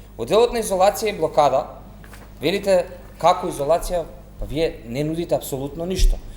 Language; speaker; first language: Macedonian; native; Macedonian